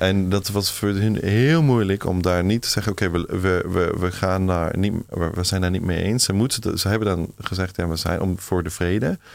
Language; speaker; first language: Dutch; non-native, fluent; German